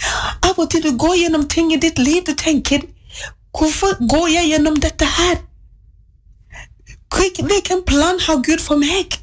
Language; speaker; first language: Norwegian; non-native, learner; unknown